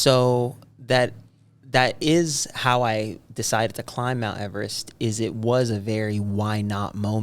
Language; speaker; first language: English; native; English